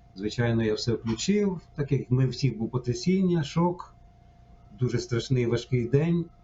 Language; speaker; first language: Ukrainian; native; Ukrainian